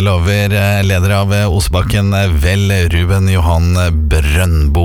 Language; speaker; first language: Norwegian; native; Norwegian